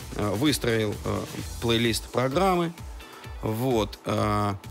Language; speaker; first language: Russian; native; Russian